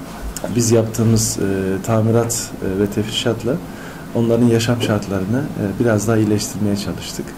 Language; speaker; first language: Turkish; native; Turkish